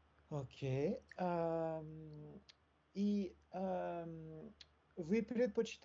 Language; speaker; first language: Russian; non-native, learner; French